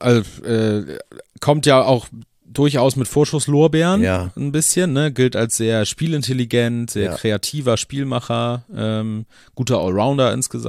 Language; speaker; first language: German; native; German